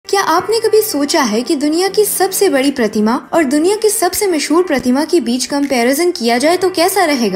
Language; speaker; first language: Hindi; native; Hindi